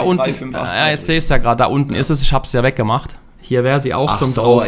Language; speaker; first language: German; native; German